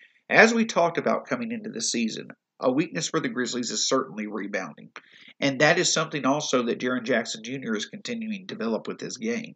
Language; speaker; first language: English; native; English